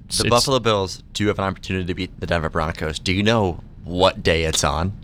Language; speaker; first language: English; native; English